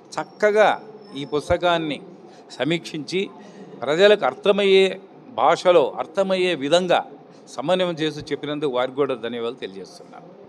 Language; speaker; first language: Telugu; native; Telugu